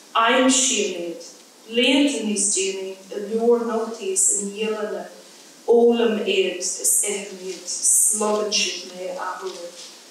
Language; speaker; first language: English; native; English